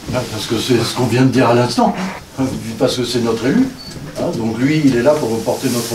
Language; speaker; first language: French; native; French